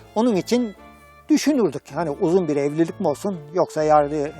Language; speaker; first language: Turkish; native; Turkish